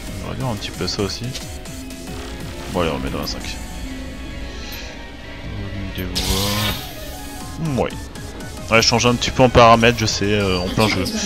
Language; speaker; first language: French; native; French